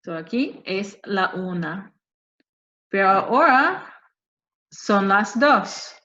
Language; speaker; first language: Spanish; non-native, fluent; English